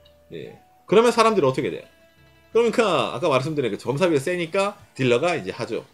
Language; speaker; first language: Korean; native; Korean